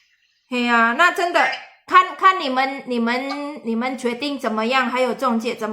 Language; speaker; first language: Chinese; non-native, fluent; Indonesian